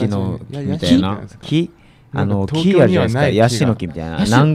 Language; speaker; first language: Japanese; native; Japanese